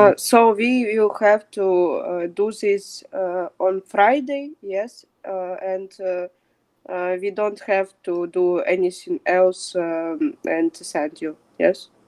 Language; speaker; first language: English; non-native, fluent; Ukrainian